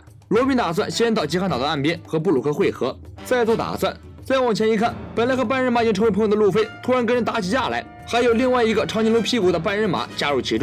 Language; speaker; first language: Chinese; native; Chinese